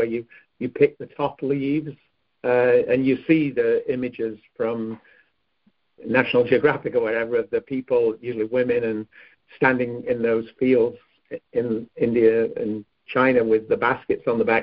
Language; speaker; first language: English; native; English